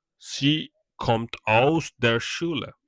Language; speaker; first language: German; non-native, fluent; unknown